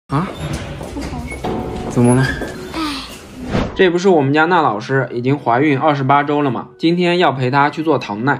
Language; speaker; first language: Chinese; native; Chinese